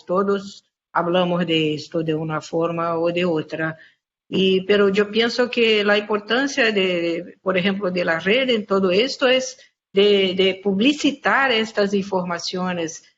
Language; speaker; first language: Spanish; non-native, fluent; Portuguese